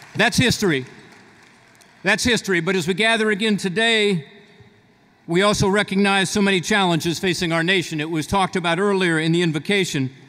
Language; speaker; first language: English; native; English